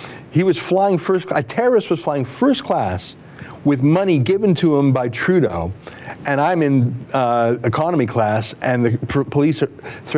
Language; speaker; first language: English; native; English